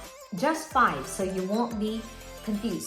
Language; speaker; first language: English; non-native, local second language; Filipino